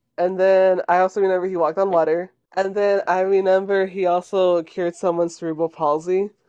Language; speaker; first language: English; early bilingual, other home language; Spanish